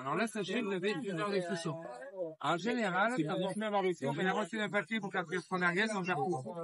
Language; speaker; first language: French; native; French